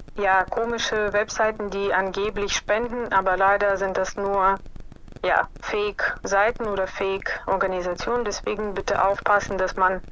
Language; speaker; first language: German; non-native, fluent; Ukrainian